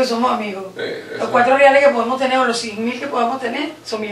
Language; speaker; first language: Spanish; native; Spanish